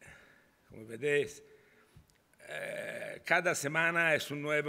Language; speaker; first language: Spanish; non-native, learner; Italian